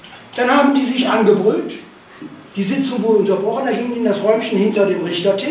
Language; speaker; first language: German; native; German